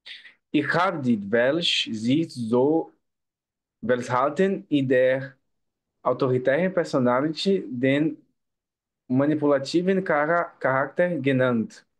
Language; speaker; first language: German; non-native, learner; Portuguese